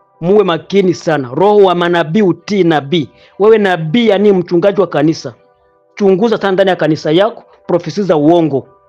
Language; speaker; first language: Swahili; native; Swahili